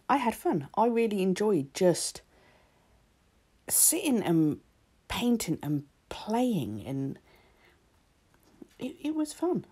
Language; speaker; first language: English; native; English